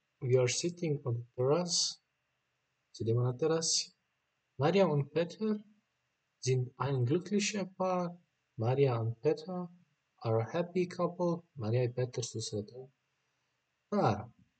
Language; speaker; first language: German; non-native, fluent; Bosnian